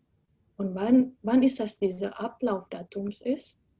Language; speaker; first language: German; non-native, fluent; Indonesian